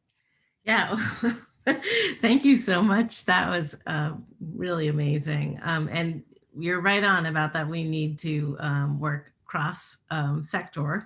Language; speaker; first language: English; native; English